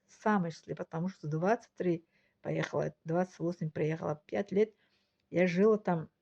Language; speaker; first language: Russian; non-native, local second language; Tajik